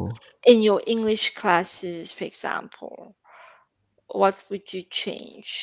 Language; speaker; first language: English; non-native, fluent; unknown